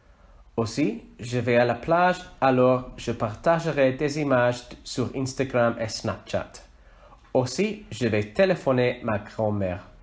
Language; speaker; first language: French; non-native, learner; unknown